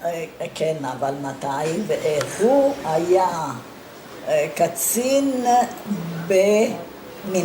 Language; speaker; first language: Hebrew; non-native, fluent; Italian